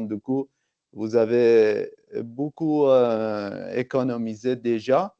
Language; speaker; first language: French; non-native, fluent; Persian